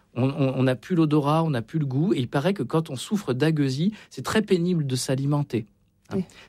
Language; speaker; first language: French; native; French